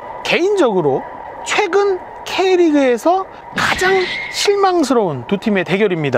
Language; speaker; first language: Korean; native; Korean